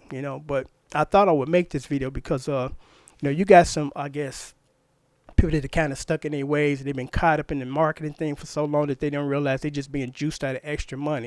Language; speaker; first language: English; native; English